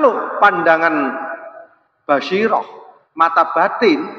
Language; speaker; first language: Indonesian; non-native, local second language; Javanese